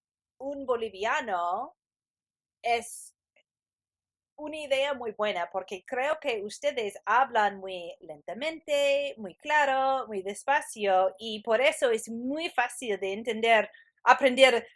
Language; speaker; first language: Spanish; non-native, fluent; English